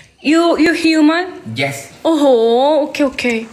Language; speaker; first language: English; non-native, learner; Korean